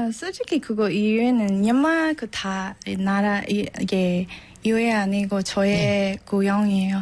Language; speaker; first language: Korean; non-native, learner; Burmese